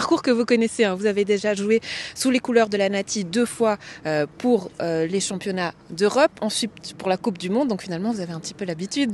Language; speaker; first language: French; native; French